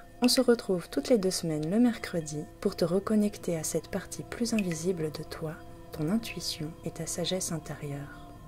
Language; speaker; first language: French; native; French